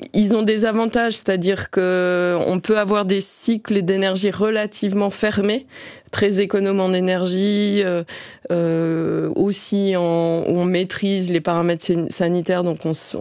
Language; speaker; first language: French; native; French